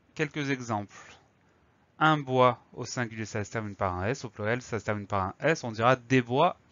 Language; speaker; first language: French; native; French